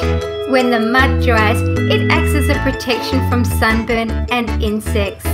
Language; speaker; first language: English; native; English